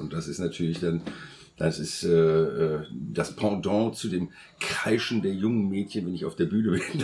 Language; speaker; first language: German; native; German